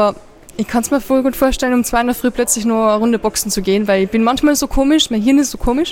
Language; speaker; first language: German; native; German